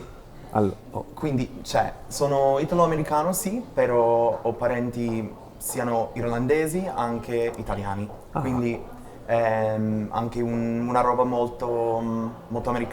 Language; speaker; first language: Italian; non-native, fluent; English